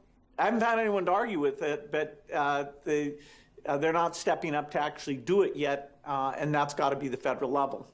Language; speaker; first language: English; native; English